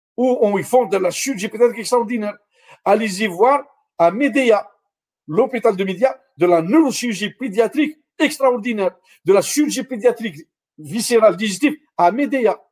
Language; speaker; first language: French; non-native, local second language; Arabic